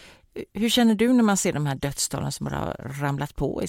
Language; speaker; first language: Swedish; native; Swedish